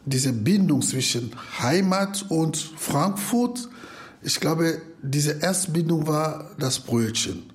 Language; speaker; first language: German; non-native, fluent; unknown